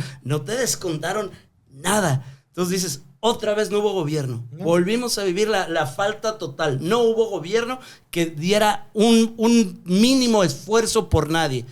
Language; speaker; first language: Spanish; native; Spanish